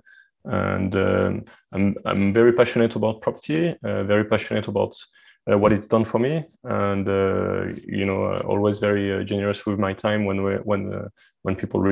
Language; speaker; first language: English; non-native, fluent; French